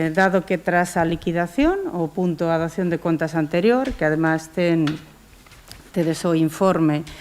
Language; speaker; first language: Spanish; native; Spanish